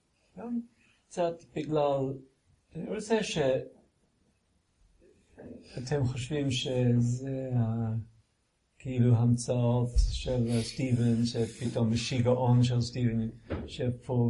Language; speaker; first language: Hebrew; non-native, fluent; English